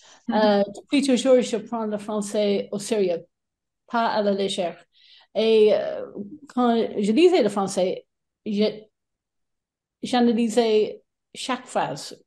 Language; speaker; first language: French; non-native, fluent; English